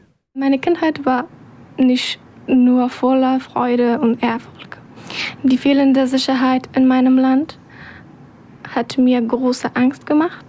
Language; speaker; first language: German; non-native, learner; Persian